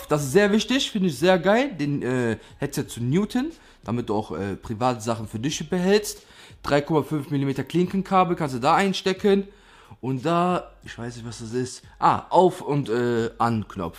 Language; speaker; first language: German; native; German